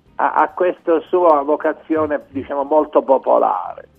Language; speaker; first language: Italian; non-native, local second language; Sicilian